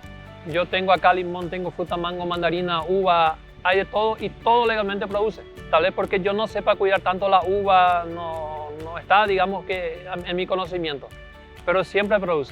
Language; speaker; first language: Spanish; early bilingual, other home language; German